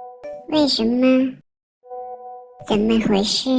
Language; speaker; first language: Chinese; non-native, learner; Lao